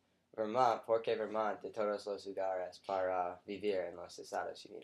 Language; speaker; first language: Spanish; non-native, learner; English